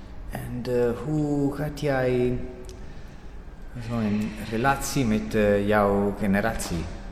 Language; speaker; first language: Dutch; non-native, learner; Italian